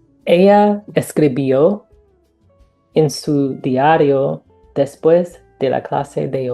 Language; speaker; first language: Spanish; non-native, learner; English